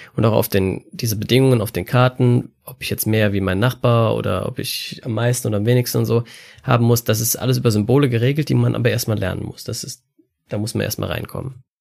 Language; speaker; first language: German; native; German